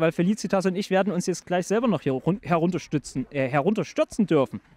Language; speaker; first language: German; native; German